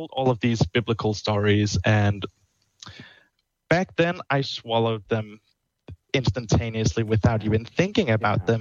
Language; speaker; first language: English; non-native, fluent; Danish